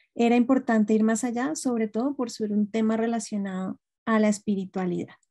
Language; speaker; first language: Spanish; native; Spanish